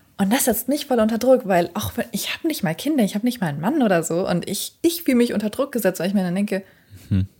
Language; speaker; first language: German; early bilingual, other home language; Kurdish